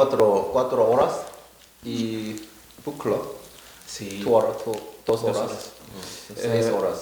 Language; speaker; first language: Spanish; non-native, learner; Korean